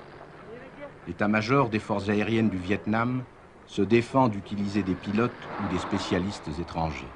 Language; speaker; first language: French; native; French